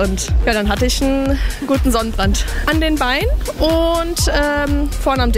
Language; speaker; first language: German; native; German